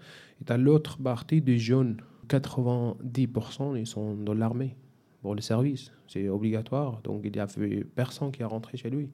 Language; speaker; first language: French; non-native, fluent; Arabic